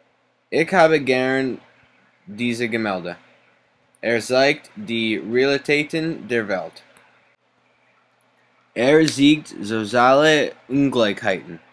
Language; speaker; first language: German; non-native, learner; English